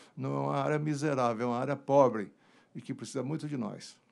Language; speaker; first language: Portuguese; native; Portuguese